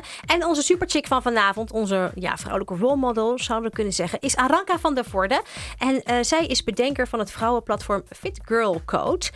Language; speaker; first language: Dutch; native; Dutch